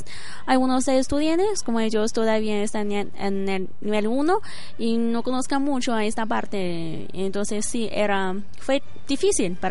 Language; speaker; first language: Spanish; non-native, learner; Chinese